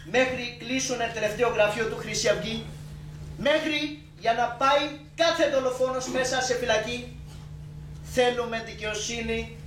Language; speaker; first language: Greek; non-native, learner; Urdu